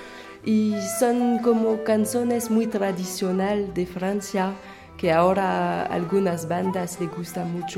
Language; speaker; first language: Spanish; non-native, fluent; French